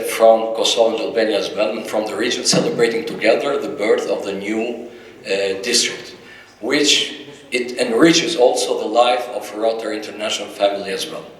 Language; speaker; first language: English; non-native, fluent; Albanian